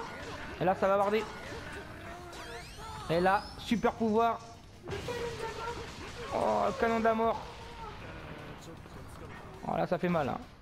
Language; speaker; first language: French; native; French